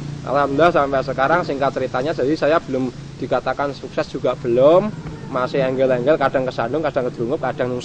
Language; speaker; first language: Indonesian; non-native, local second language; Javanese